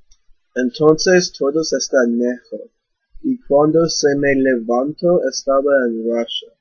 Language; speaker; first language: Spanish; non-native, learner; English